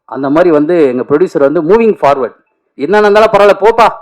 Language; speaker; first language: Tamil; native; Tamil